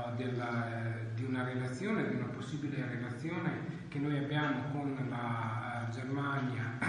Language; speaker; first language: Italian; native; Italian